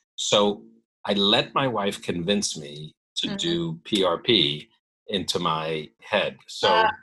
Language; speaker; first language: English; native; English